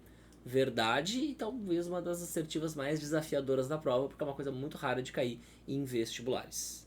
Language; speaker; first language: Portuguese; native; Portuguese